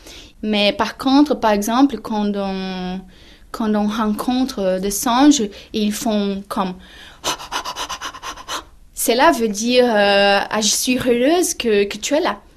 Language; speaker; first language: French; non-native, fluent; Portuguese